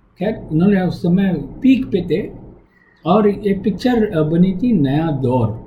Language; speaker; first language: Hindi; non-native, local second language; Tamil